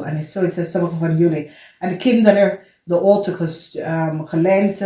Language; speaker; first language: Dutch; non-native, learner; English